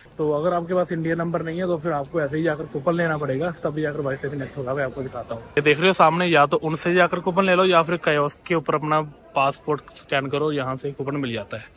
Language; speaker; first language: Hindi; native; Hindi